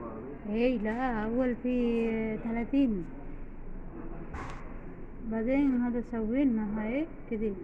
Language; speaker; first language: Arabic; non-native, learner; Filipino